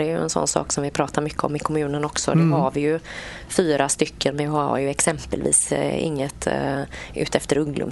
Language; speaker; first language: Swedish; native; Swedish